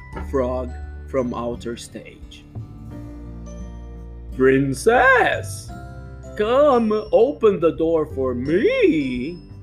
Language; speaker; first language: English; non-native, fluent; Portuguese